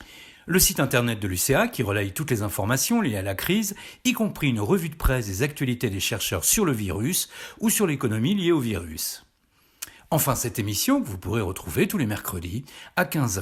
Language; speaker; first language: French; native; French